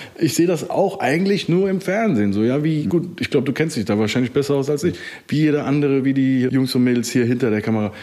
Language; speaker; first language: German; early bilingual, other home language; Turkish